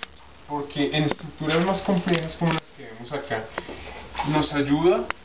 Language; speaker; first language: Spanish; native; Spanish